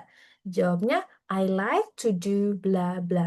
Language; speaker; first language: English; non-native, fluent; Indonesian